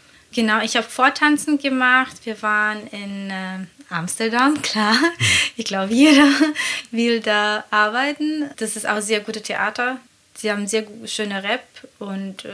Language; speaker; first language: German; non-native, fluent; Latvian